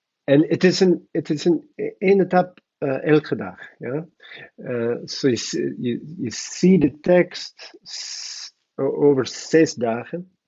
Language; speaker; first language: Dutch; non-native, learner; English